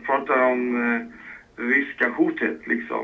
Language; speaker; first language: Swedish; non-native, fluent; Persian